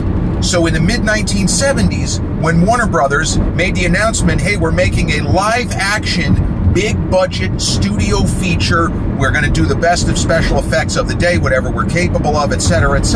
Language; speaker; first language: English; native; English